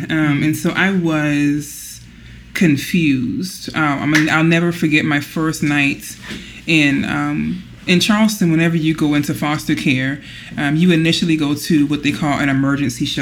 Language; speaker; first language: English; native; English